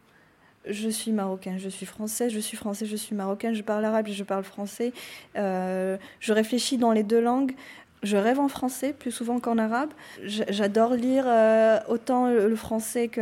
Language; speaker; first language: French; non-native, local second language; Arabic